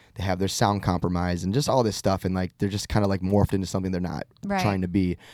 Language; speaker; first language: English; native; English